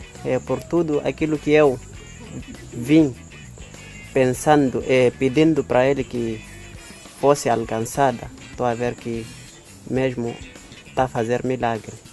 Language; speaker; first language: Portuguese; non-native, local second language; Makhuwa